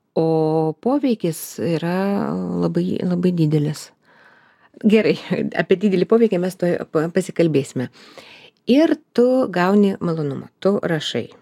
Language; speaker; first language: Lithuanian; non-native, local second language; Russian